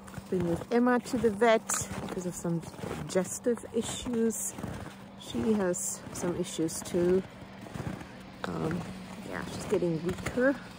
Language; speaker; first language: English; non-native, fluent; German